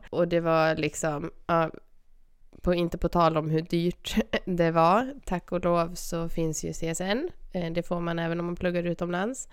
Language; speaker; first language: Swedish; native; Swedish